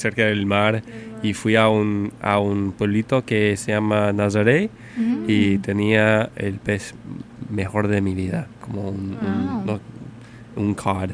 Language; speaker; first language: Spanish; non-native, learner; English